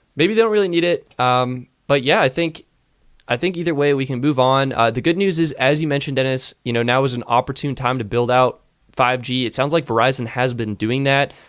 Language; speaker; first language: English; native; English